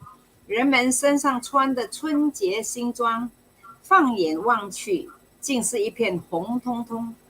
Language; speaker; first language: Chinese; native; Chinese